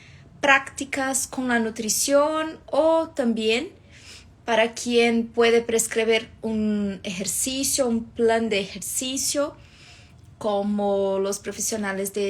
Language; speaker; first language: Spanish; non-native, fluent; Portuguese